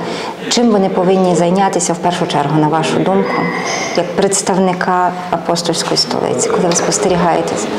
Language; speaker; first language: Ukrainian; native; Ukrainian